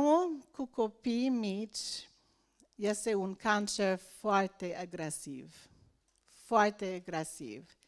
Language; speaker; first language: Romanian; non-native, learner; English